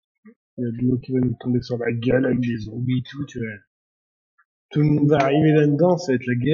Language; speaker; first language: French; native; French